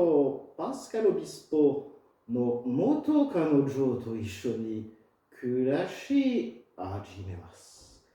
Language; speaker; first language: Japanese; non-native, fluent; French